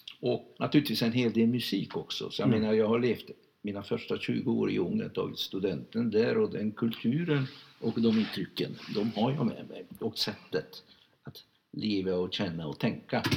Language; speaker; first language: Swedish; non-native, fluent; Hungarian